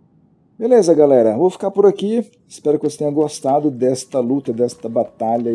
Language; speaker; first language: Portuguese; native; Portuguese